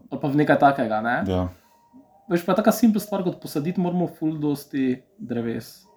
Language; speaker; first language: Slovenian; early bilingual, other home language; Serbian